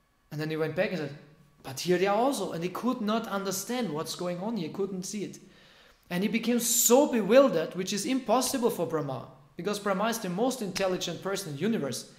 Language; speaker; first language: English; non-native, fluent; German